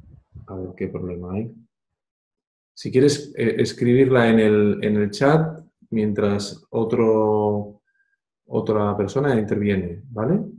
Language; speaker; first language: Spanish; native; Spanish